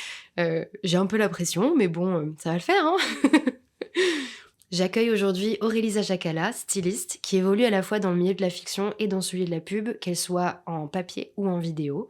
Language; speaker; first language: French; native; French